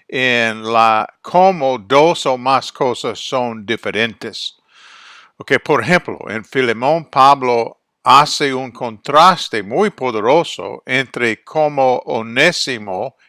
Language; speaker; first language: Spanish; non-native, fluent; English